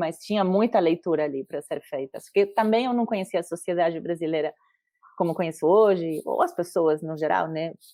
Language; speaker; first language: Portuguese; non-native, fluent; Spanish